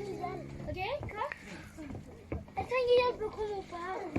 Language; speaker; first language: Swedish; early bilingual, other home language; S'gaw Karen